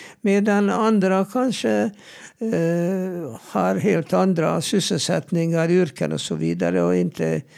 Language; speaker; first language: Swedish; non-native, fluent; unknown